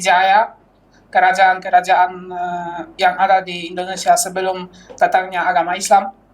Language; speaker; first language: Indonesian; non-native, fluent; Polish